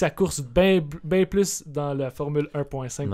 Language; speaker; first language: French; native; French